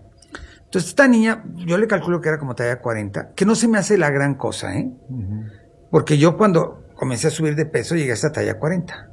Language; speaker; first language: Spanish; native; Spanish